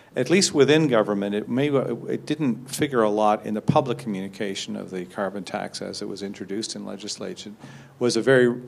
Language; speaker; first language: English; native; English